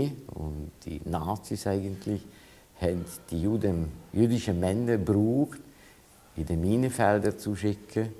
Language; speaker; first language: German; non-native, fluent; Hungarian